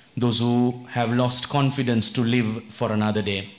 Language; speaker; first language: English; non-native, local second language; Sinhala